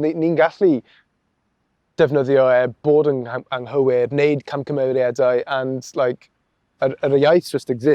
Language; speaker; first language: Welsh; non-native, local second language; English